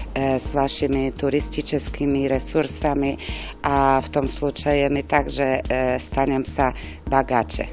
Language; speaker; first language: Russian; non-native, fluent; German